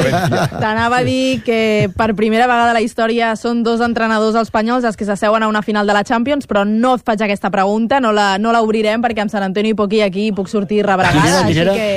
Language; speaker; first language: Catalan; native; Catalan